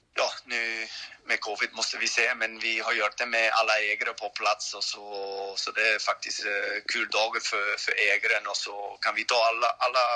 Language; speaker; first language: Swedish; non-native, learner; French